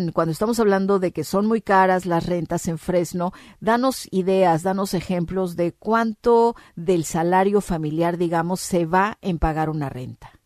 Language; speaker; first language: Spanish; native; Spanish